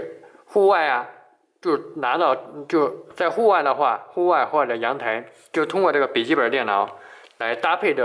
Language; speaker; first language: Chinese; native; Chinese